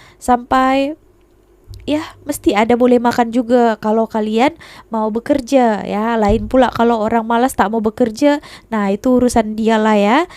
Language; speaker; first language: Indonesian; native; Indonesian